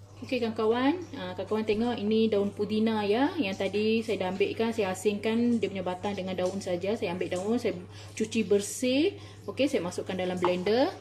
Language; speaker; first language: Malay; non-native, local second language; Tamil